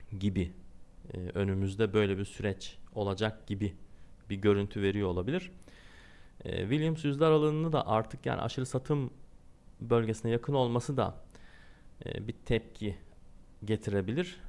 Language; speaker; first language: Turkish; native; Turkish